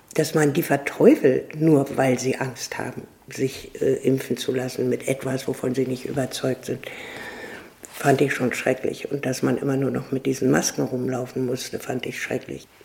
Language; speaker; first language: German; native; German